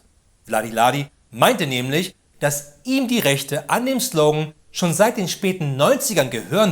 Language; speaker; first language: German; native; German